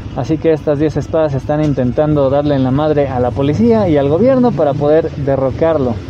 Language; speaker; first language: Spanish; native; Spanish